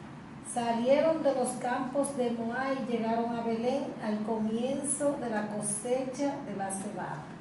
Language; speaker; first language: Spanish; native; Spanish